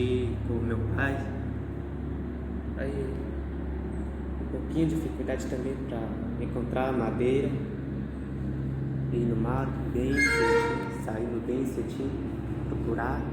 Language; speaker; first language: Portuguese; non-native, local second language; Guarani